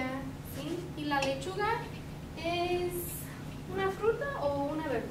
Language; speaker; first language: Spanish; non-native, fluent; English